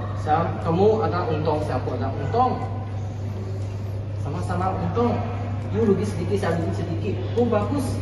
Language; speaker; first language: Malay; non-native, local second language; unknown